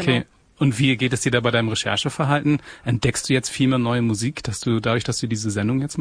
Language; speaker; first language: German; native; German